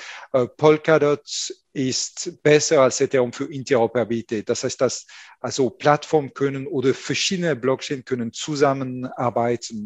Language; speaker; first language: German; non-native, fluent; French